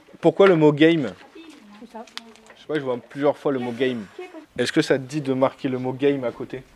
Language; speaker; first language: French; native; French